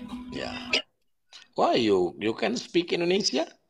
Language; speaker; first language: English; non-native, learner; Indonesian